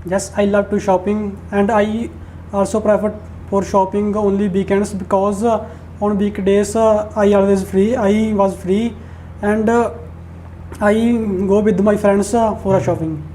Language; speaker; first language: English; non-native, learner; Punjabi